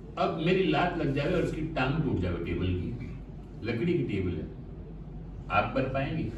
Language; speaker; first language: Hindi; non-native, local second language; Sindhi